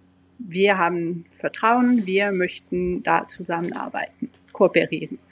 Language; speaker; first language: German; non-native, fluent; French